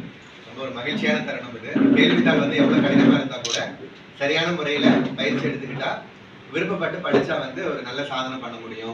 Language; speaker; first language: Tamil; native; Tamil